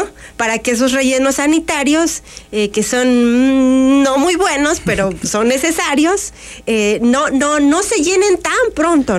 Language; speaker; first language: Spanish; native; Spanish